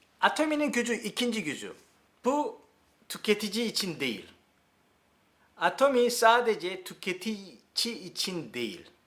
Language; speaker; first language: Turkish; non-native, learner; Korean